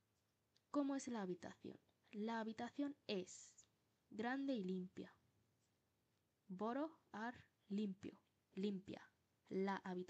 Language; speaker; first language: Spanish; non-native, fluent; Bangla